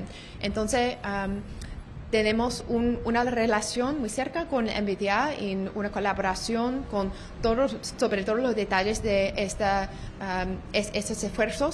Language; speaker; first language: Spanish; non-native, learner; English